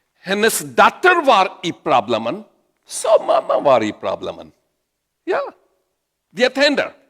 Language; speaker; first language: Swedish; non-native, learner; Urdu